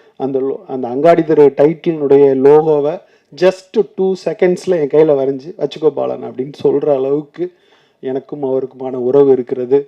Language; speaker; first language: Tamil; native; Tamil